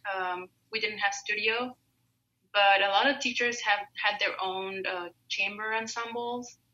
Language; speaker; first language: English; non-native, fluent; Spanish